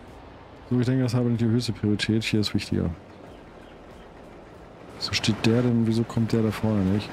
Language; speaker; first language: German; native; German